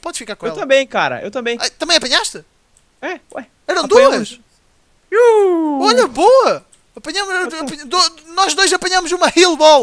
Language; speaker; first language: Portuguese; native; Portuguese